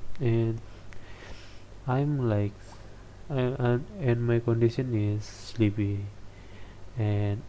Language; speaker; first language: English; non-native, learner; Indonesian